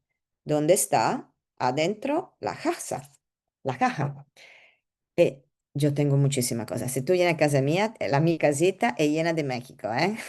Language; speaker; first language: Spanish; non-native, learner; Italian